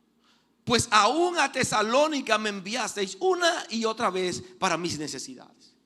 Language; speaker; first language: Spanish; native; Spanish